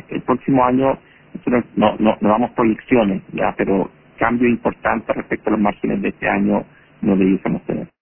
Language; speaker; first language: Spanish; native; Spanish